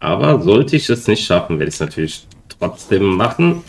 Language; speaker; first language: German; native; German